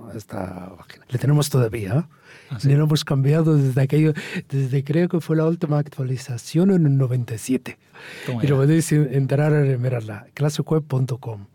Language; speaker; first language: Spanish; non-native, fluent; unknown